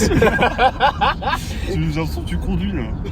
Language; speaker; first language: French; native; French